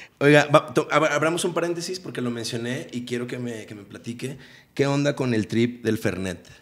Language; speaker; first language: Spanish; native; Spanish